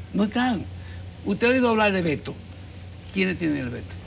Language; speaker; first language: Spanish; native; Spanish